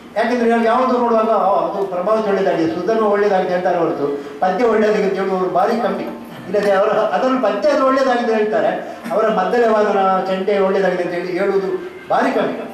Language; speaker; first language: Kannada; non-native, local second language; Konkani